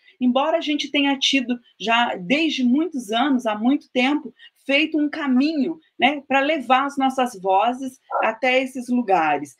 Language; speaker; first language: Portuguese; native; Portuguese